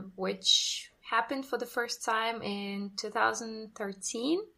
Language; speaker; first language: English; non-native, fluent; Russian